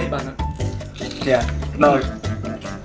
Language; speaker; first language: Indonesian; non-native, learner; English